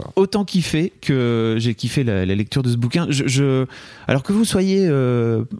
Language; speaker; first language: French; native; French